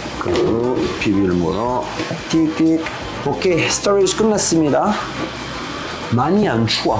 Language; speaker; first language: Korean; non-native, learner; French